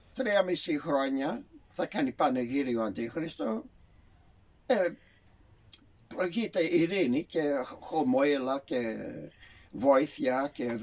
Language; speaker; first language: Greek; early bilingual, heritage; Greek